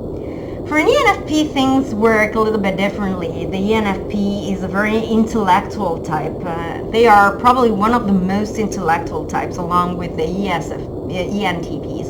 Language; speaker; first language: English; non-native, fluent; Italian